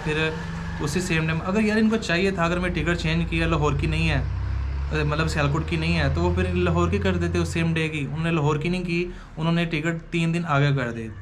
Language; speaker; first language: Urdu; non-native, local second language; Punjabi